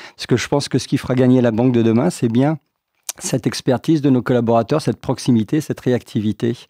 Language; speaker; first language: French; native; French